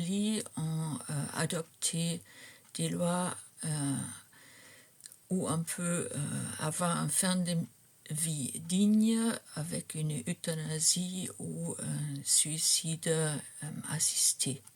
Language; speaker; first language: French; non-native, fluent; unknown